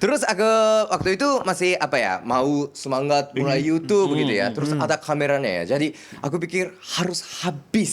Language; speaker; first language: Indonesian; non-native, learner; Japanese